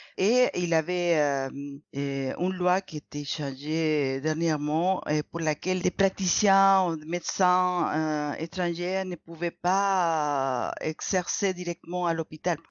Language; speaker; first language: French; non-native, fluent; Spanish